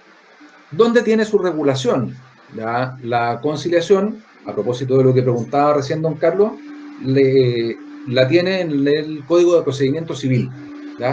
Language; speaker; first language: Spanish; native; Spanish